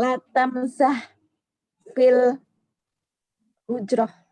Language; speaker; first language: Arabic; non-native, learner; Indonesian